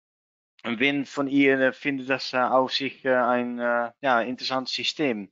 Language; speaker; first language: German; non-native, learner; Dutch